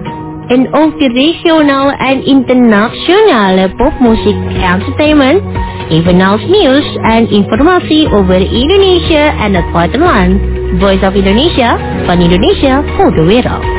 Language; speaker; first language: Dutch; non-native, fluent; Indonesian